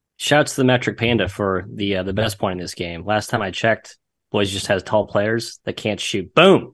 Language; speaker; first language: English; native; English